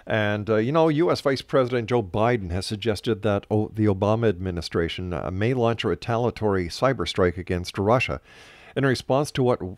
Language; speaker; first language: English; native; English